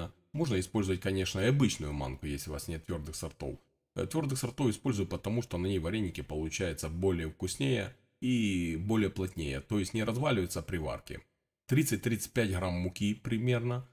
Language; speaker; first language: Russian; native; Russian